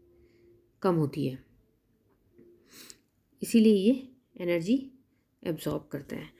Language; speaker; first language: Hindi; native; Hindi